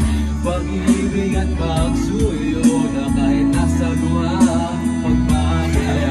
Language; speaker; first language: Filipino; native; Filipino